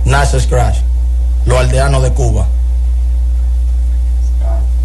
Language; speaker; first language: Spanish; native; Spanish